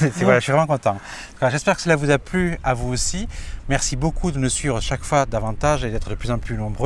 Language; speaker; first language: French; native; French